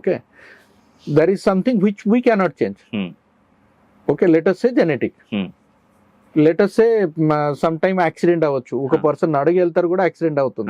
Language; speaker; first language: Telugu; non-native, learner; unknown